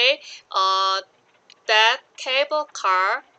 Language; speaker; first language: English; non-native, learner; Korean